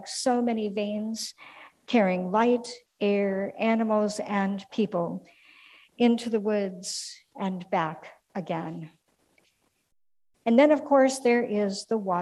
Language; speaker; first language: English; native; English